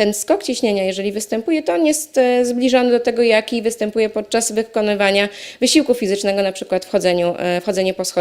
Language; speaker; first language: Polish; native; Polish